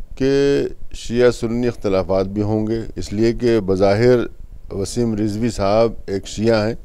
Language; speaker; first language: Urdu; native; Urdu